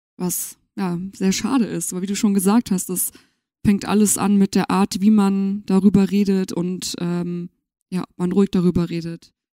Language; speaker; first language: German; native; German